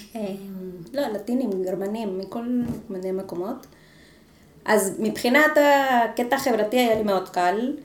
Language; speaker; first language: Hebrew; non-native, fluent; Spanish